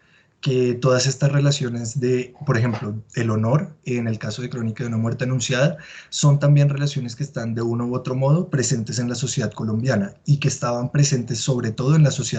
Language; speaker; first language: Spanish; native; Spanish